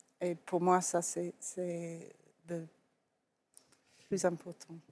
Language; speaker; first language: French; non-native, fluent; English